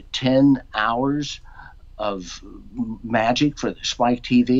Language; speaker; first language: English; native; English